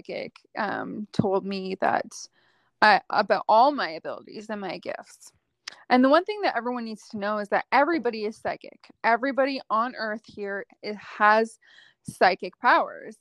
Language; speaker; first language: English; native; English